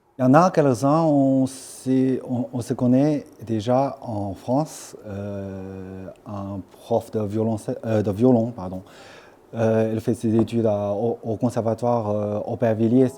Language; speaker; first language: French; non-native, fluent; Chinese